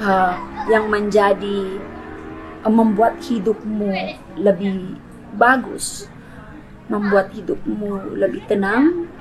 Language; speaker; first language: Indonesian; non-native, fluent; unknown